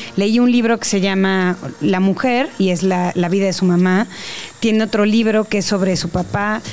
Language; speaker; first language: Spanish; native; Spanish